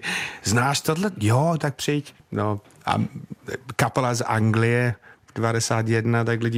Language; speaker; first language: Czech; non-native, fluent; English